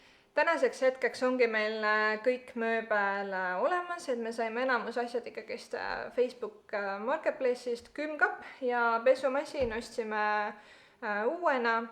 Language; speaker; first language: Estonian; native; Estonian